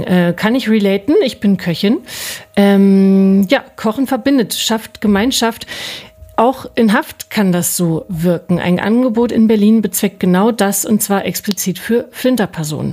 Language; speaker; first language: German; native; German